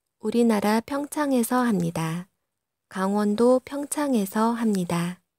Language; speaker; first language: Korean; non-native, learner; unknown